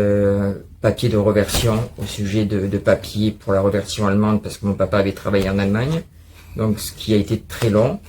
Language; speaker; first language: French; native; French